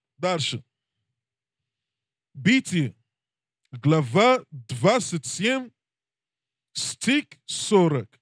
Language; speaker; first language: Russian; non-native, learner; English